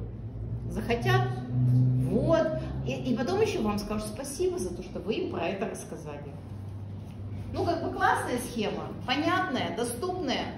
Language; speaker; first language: Russian; native; Russian